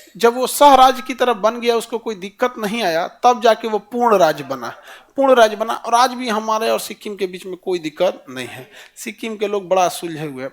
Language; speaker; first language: Hindi; native; Hindi